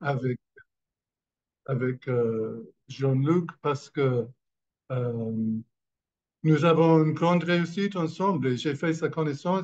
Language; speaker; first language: French; non-native, fluent; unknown